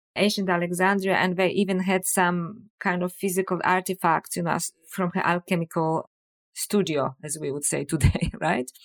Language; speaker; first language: English; non-native, fluent; Polish